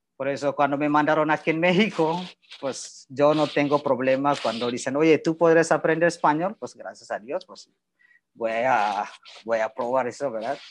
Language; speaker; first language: Spanish; non-native, learner; Indonesian